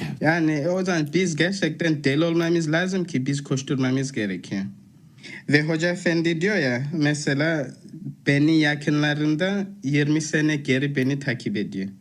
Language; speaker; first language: Turkish; non-native, fluent; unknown